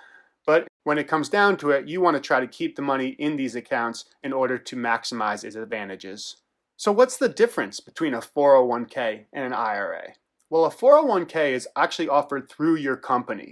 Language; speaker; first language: English; native; English